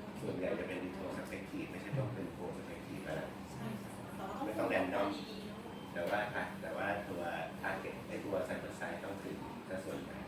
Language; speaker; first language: Thai; native; Thai